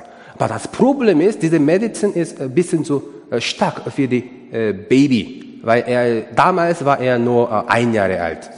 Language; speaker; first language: German; non-native, learner; Korean